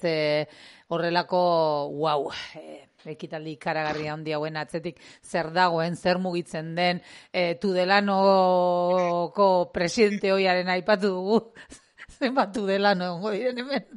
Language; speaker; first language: Basque; native; Basque